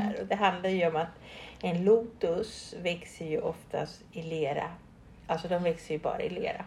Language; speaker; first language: Swedish; early bilingual, other home language; Spanish